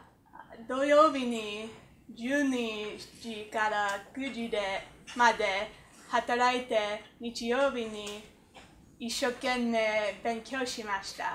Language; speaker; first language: Japanese; non-native, learner; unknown